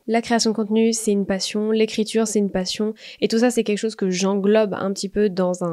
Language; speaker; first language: French; native; French